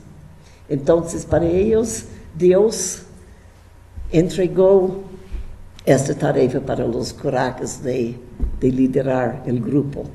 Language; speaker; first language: Spanish; non-native, fluent; English